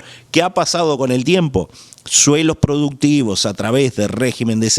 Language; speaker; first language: Spanish; native; Spanish